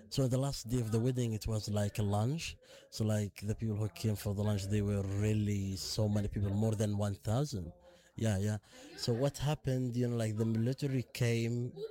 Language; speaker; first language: English; non-native, fluent; Arabic